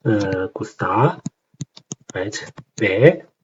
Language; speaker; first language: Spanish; non-native, learner; Chinese